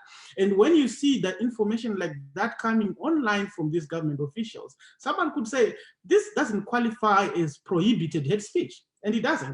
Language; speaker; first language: English; non-native, local second language; Shona